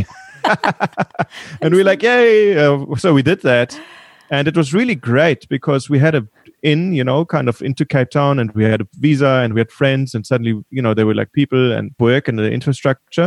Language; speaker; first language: English; non-native, fluent; German